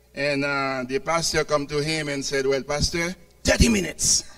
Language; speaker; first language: English; non-native, fluent; Haitian Creole